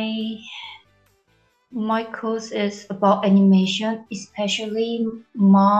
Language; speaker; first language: English; non-native, learner; Korean